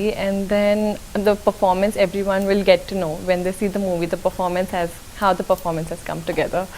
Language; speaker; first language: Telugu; non-native, local second language; Urdu